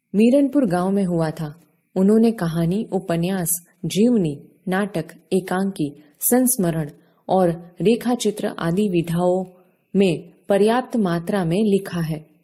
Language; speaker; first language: Hindi; non-native, local second language; Gujarati